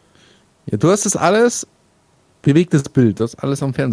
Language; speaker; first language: German; native; German